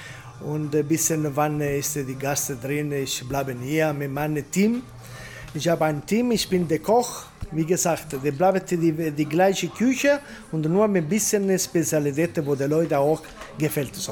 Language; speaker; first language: German; non-native, learner; Italian